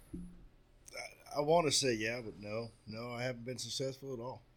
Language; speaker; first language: English; native; English